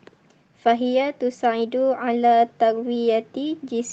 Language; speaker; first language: Arabic; non-native, learner; Malay